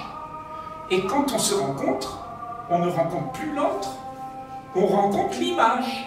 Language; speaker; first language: French; native; French